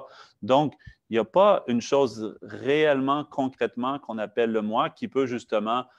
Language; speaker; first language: French; native; French